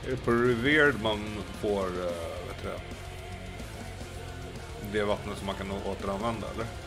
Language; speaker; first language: Swedish; native; Swedish